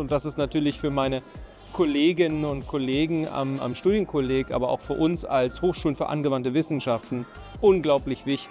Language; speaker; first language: German; native; German